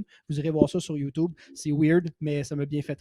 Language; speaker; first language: French; native; French